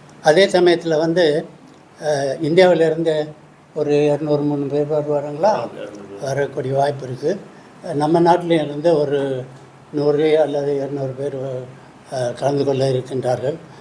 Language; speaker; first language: Tamil; native; Tamil